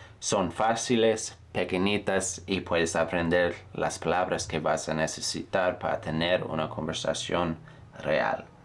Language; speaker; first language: Spanish; non-native, fluent; English